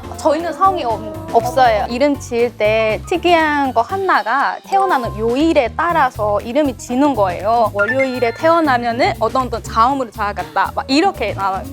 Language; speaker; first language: Korean; non-native, fluent; Burmese